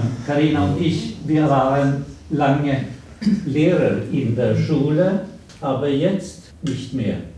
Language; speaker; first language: German; non-native, fluent; Swedish